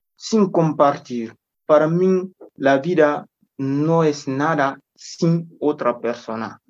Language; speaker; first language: Spanish; non-native, fluent; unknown